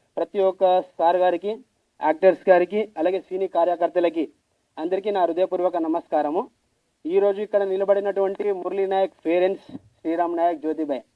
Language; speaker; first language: Telugu; non-native, local second language; Lambadi